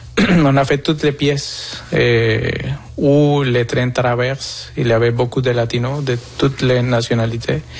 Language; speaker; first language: French; non-native, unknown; Spanish